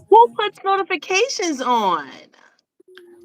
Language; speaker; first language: English; native; English